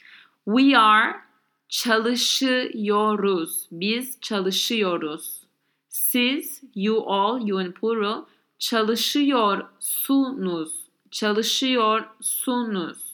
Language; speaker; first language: Turkish; non-native, learner; English